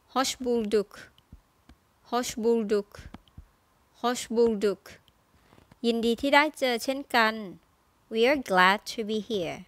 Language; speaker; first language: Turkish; non-native, fluent; Thai